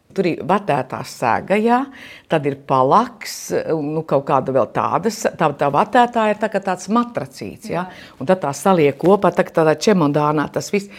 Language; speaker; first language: Latvian; native; Latvian